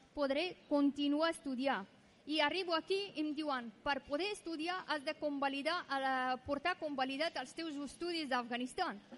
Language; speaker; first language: Catalan; non-native, fluent; Persian